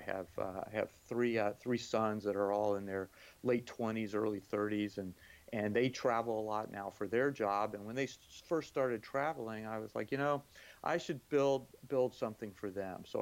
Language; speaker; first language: English; native; English